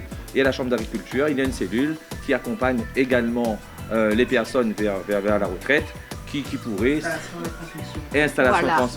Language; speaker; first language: French; native; French